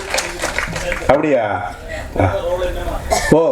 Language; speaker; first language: Tamil; native; Tamil